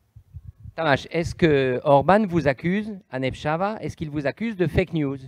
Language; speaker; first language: French; native; French